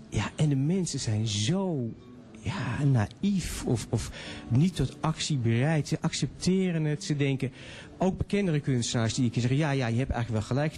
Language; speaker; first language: Dutch; native; Dutch